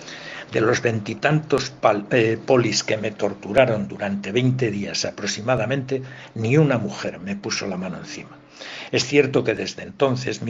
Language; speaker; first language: Spanish; native; Spanish